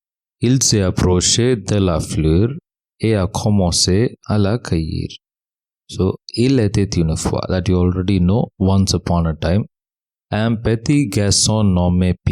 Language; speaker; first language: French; non-native, fluent; English